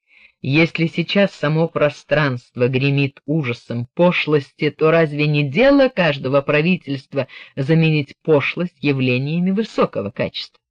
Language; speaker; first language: Russian; native; Russian